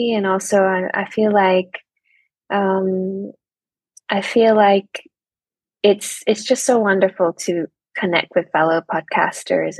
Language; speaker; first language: English; non-native, local second language; Cantonese